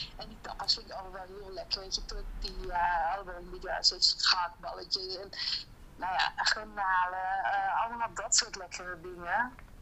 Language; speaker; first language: Dutch; native; Dutch